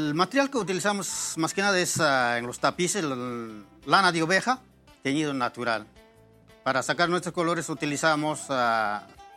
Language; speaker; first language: Spanish; native; Spanish